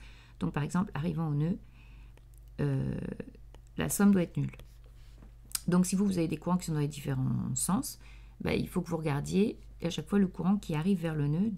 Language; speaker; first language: French; native; French